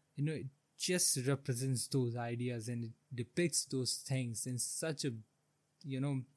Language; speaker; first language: English; non-native, local second language; Hindi